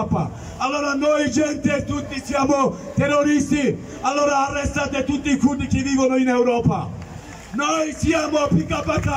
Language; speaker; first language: Italian; non-native, learner; Kurdish